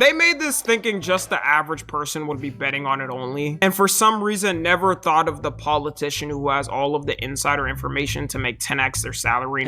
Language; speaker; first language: English; native; English